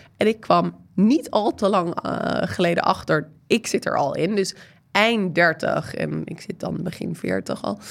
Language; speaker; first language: Dutch; non-native, fluent; English